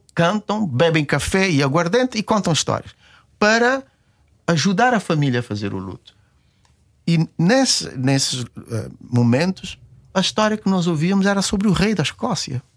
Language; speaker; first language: Portuguese; non-native, local second language; Kabuverdianu